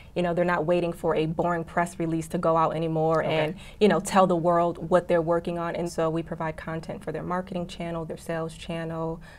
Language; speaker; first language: English; native; English